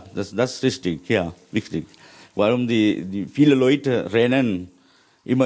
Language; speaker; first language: German; non-native, learner; Sinhala